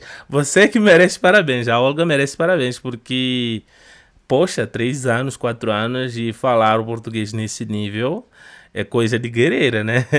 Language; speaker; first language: Portuguese; non-native, fluent; Upper Guinea Crioulo